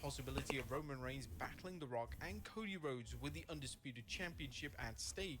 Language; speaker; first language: English; native; English